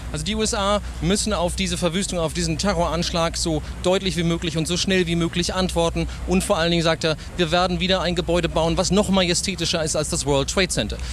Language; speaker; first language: German; native; German